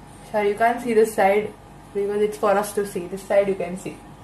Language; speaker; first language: English; non-native, local second language; Gujarati